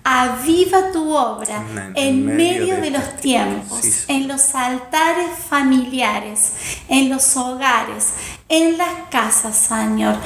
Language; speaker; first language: Spanish; native; Spanish